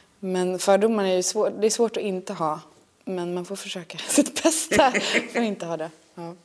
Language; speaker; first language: Swedish; native; Swedish